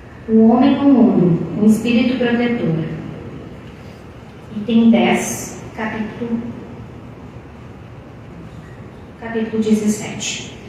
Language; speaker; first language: Portuguese; native; Portuguese